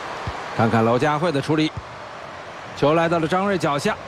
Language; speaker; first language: Chinese; native; Chinese